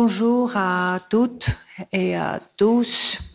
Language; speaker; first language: French; non-native, fluent; Greek